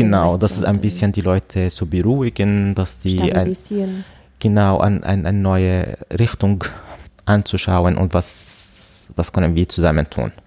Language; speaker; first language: German; non-native, learner; Arabic